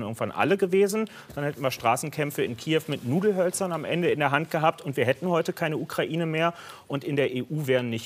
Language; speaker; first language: German; native; German